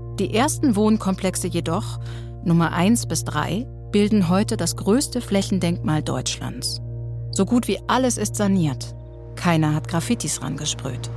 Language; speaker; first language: German; native; German